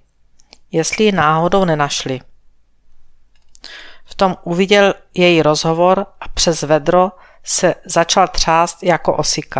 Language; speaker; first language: Czech; native; Czech